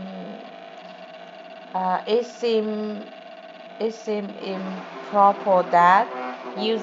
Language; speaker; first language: English; non-native, learner; Vietnamese